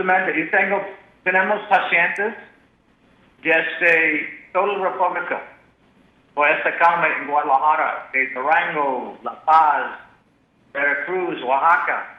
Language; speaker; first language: Spanish; non-native, learner; English